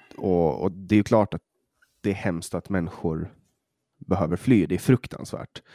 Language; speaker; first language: Swedish; native; Swedish